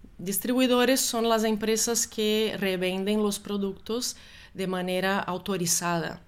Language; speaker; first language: Spanish; non-native, fluent; Portuguese